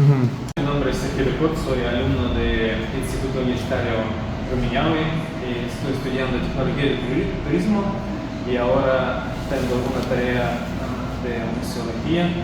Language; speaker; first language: Spanish; non-native, learner; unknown